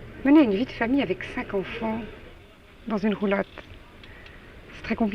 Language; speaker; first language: French; native; French